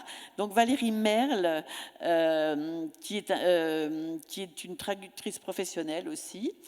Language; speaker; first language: French; native; French